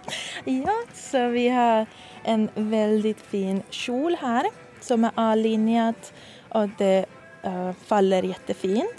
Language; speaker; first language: Swedish; non-native, fluent; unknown